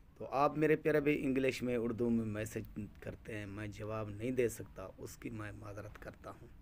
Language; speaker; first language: Urdu; non-native, local second language; Saraiki